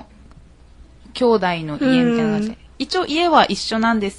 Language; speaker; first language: Japanese; native; Japanese